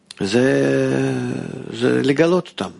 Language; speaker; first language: Hebrew; non-native, fluent; Russian